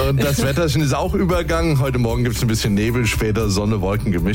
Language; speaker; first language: German; native; German